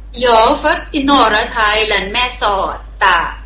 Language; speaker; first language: Swedish; non-native, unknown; Thai